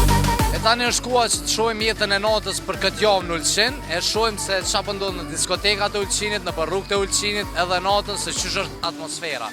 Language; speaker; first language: Albanian; native; Albanian